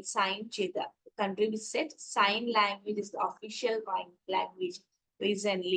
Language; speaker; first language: English; non-native, local second language; Malayalam